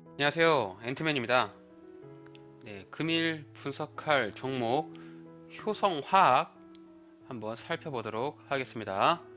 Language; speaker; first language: Korean; native; Korean